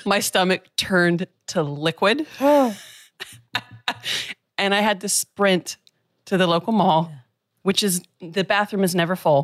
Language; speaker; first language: English; native; English